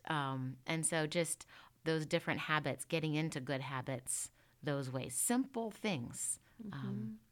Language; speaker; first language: English; native; English